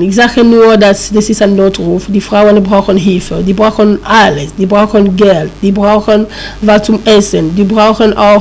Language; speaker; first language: German; non-native, learner; French